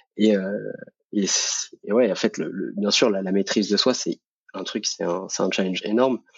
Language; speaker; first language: French; native; French